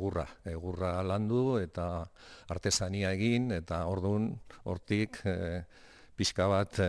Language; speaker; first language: Basque; non-native, local second language; Spanish